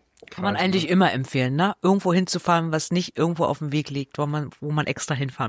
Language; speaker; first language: German; native; German